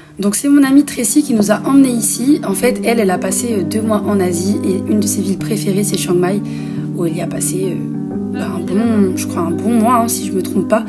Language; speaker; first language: French; native; French